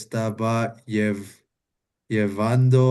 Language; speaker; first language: Spanish; non-native, learner; English